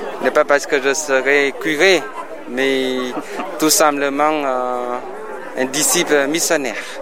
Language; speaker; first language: French; non-native, fluent; Vietnamese